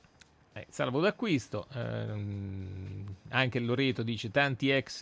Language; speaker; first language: Italian; native; Italian